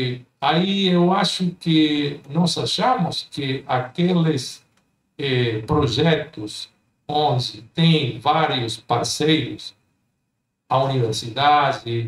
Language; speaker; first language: Portuguese; non-native, fluent; Spanish